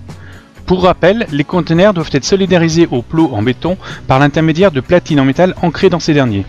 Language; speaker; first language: French; native; French